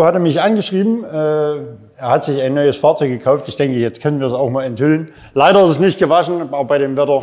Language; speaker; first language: German; native; German